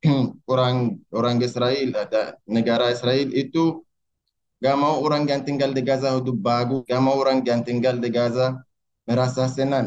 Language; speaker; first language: Indonesian; non-native, learner; Arabic